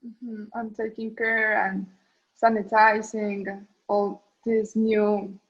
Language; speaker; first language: English; non-native, learner; Spanish